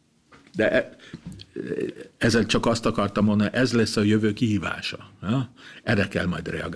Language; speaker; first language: Hungarian; non-native, local second language; German